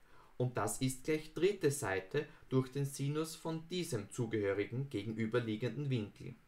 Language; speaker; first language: German; native; German